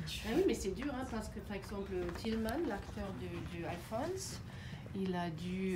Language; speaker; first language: French; non-native, fluent; German